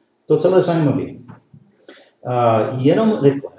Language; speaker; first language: Czech; non-native, learner; English